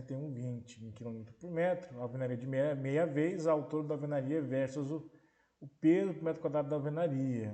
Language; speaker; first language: Portuguese; native; Portuguese